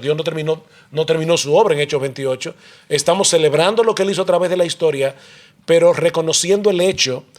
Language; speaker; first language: Spanish; native; Spanish